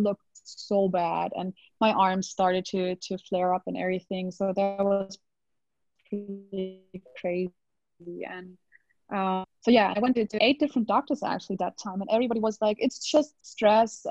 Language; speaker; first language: English; non-native, fluent; German